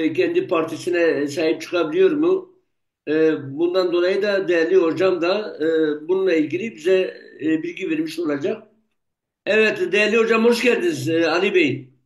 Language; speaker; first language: Turkish; non-native, local second language; Zaza